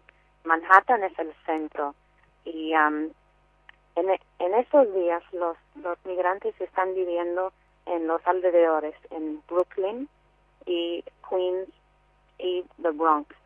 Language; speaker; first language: Spanish; non-native, fluent; English